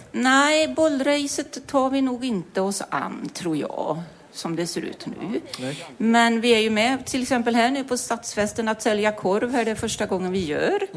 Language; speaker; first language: Swedish; native; Swedish